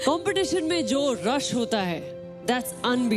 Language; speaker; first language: Hindi; native; Hindi